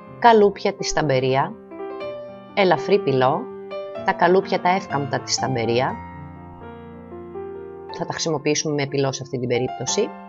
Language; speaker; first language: Greek; native; Greek